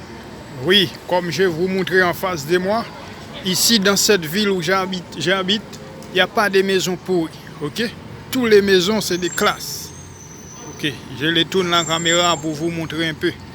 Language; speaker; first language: French; non-native, local second language; Haitian Creole